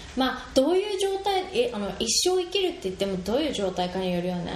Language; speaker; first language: Japanese; native; Japanese